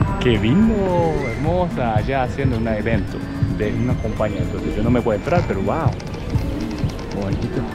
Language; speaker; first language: Spanish; non-native, learner; Japanese